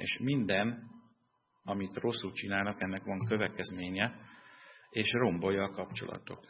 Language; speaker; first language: Hungarian; non-native, fluent; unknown